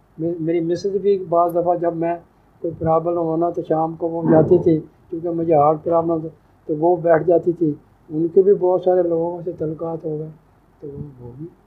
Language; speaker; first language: Urdu; non-native, local second language; Punjabi